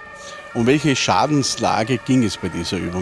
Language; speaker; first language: German; native; German